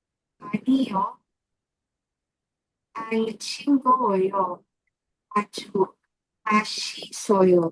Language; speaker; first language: Korean; non-native, learner; Filipino